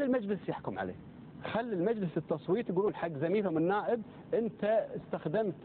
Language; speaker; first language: Arabic; native; Arabic